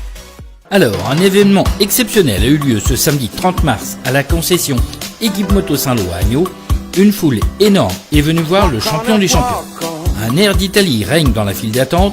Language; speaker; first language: French; native; French